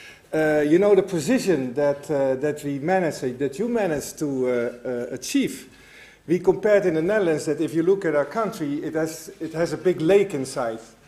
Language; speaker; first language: English; non-native, fluent; Dutch